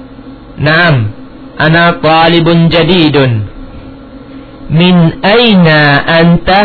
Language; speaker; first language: Arabic; non-native, fluent; Indonesian